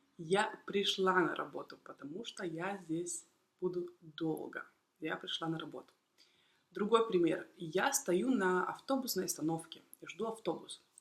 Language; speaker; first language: Russian; native; Russian